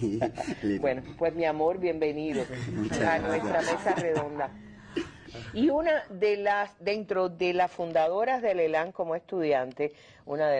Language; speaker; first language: Spanish; native; Spanish